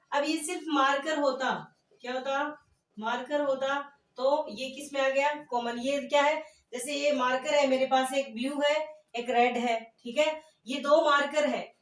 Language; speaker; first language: Hindi; native; Hindi